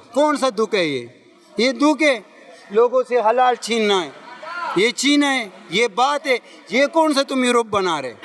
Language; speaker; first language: Urdu; non-native, local second language; Pashto